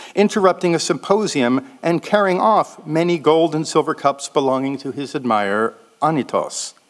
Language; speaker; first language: English; native; English